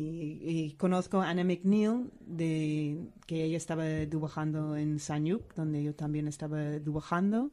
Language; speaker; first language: Spanish; non-native, fluent; English